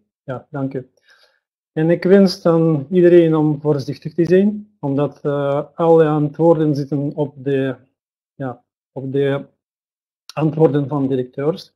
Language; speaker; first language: Dutch; non-native, learner; Russian